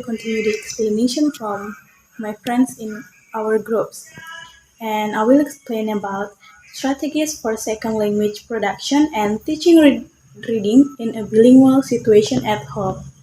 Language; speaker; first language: English; non-native, learner; Indonesian